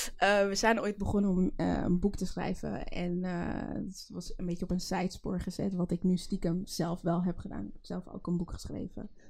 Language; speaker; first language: Dutch; early bilingual, other home language; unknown